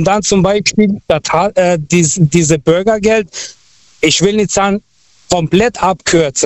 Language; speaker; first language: German; non-native, local second language; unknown